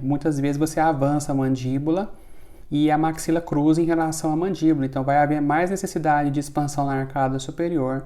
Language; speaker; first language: Portuguese; native; Portuguese